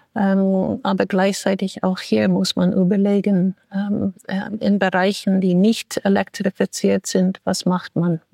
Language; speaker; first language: German; non-native, fluent; English